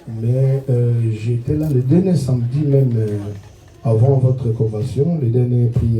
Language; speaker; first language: French; non-native, local second language; Lingala